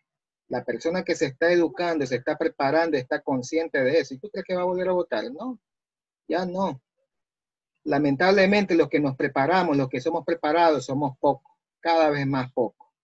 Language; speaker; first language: Spanish; native; Spanish